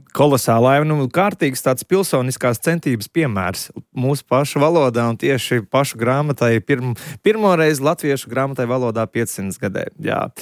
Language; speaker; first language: Latvian; native; Latvian